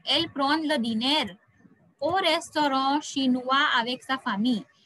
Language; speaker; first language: French; non-native, fluent; Hindi